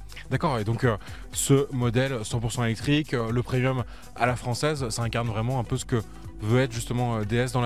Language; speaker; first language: French; native; French